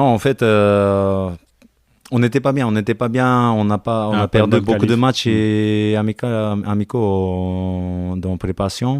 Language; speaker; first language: French; non-native, learner; Japanese